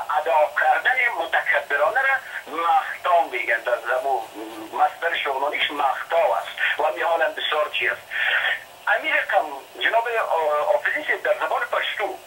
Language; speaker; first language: Persian; non-native, local second language; Shughni